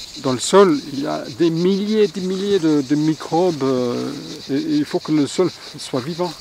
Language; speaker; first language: French; non-native, fluent; English